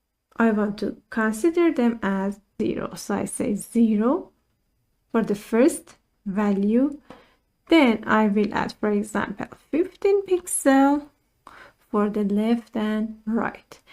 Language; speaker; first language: English; non-native, fluent; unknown